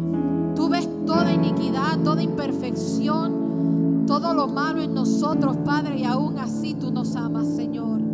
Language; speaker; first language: Spanish; native; Spanish